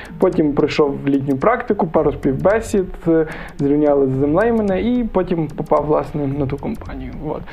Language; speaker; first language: Ukrainian; native; Ukrainian